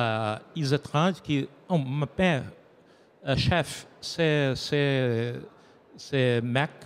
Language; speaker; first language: French; non-native, learner; Portuguese